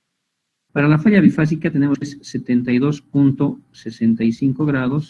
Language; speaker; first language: Spanish; native; Spanish